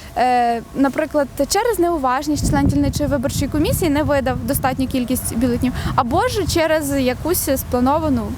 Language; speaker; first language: Ukrainian; native; Ukrainian